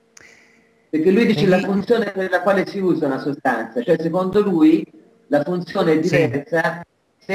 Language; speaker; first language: Italian; native; Italian